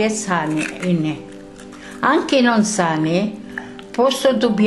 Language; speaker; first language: Italian; non-native, learner; Arabic